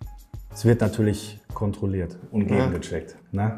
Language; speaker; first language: German; native; German